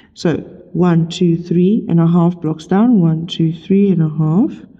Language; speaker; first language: English; non-native, local second language; Afrikaans